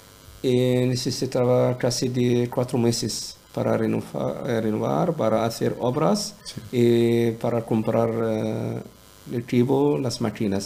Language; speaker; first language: Spanish; non-native, learner; Arabic